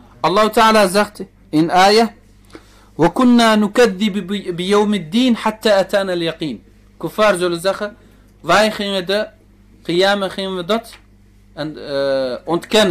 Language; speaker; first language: Dutch; early bilingual, other home language; Turkish